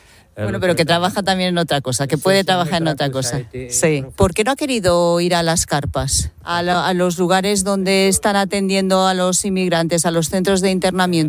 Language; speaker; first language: Spanish; native; Spanish